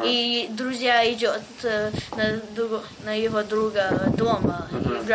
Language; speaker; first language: Russian; early bilingual, heritage; Russian